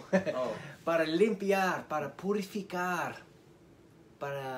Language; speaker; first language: Spanish; non-native, learner; English